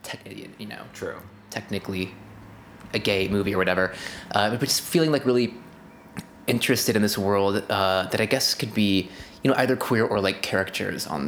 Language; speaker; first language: English; native; English